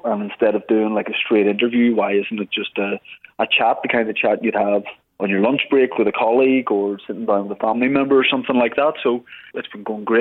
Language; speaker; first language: English; native; English